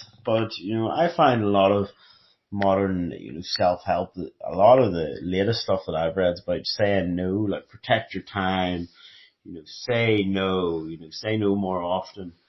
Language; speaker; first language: English; native; English